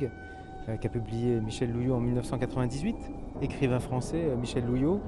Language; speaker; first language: French; native; French